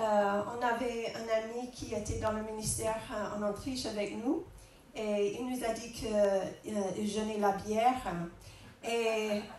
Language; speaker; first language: French; non-native, fluent; English